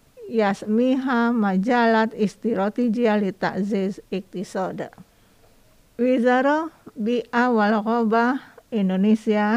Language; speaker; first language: Arabic; non-native, fluent; Indonesian